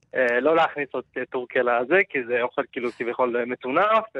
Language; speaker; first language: Hebrew; non-native, fluent; Turkish